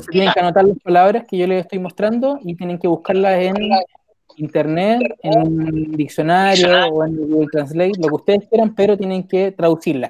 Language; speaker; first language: Spanish; native; Spanish